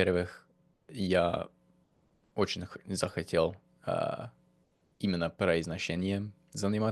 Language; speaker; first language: Russian; non-native, fluent; English